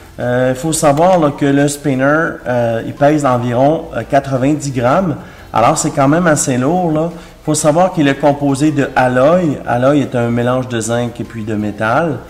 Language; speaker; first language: French; native; French